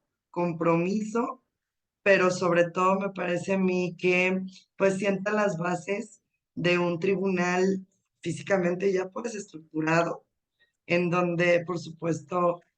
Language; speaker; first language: Spanish; native; Spanish